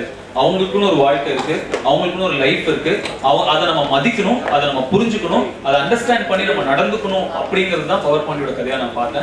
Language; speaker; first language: Tamil; native; Tamil